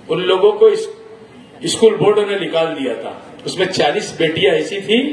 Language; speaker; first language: Hindi; non-native, local second language; Urdu